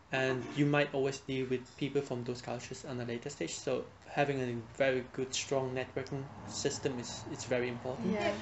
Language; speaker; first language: English; non-native, fluent; Vietnamese